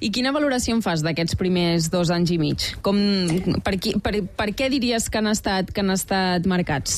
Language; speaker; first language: Catalan; native; Catalan